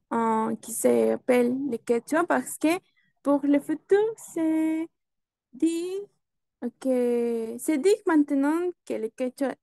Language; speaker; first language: French; non-native, learner; Spanish